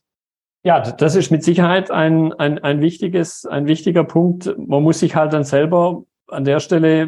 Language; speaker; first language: German; native; German